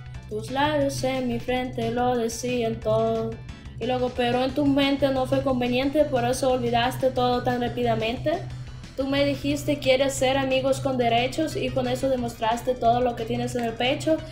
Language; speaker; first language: Spanish; non-native, fluent; Russian